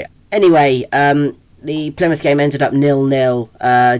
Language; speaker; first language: English; native; English